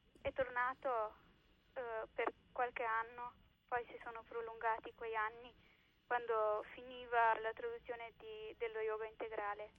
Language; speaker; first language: Italian; early bilingual, heritage; Slovenian